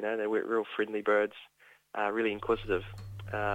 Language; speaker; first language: English; native; English